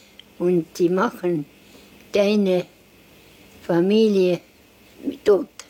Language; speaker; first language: German; non-native, learner; Estonian